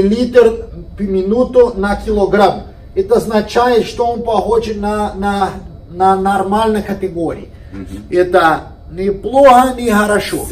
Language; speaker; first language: Russian; non-native, fluent; Portuguese